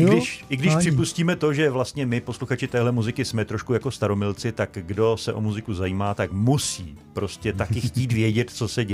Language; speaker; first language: Czech; native; Czech